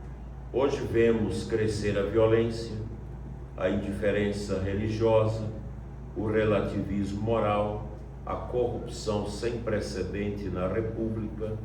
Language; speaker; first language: Portuguese; native; Portuguese